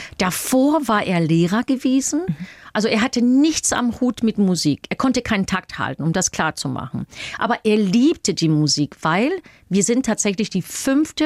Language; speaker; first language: German; non-native, fluent; English